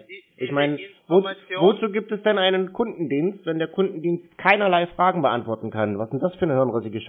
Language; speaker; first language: German; native; German